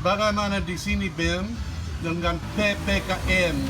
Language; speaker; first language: Indonesian; non-native, learner; English